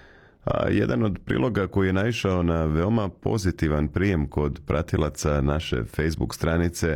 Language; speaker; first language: Serbian; native; Serbian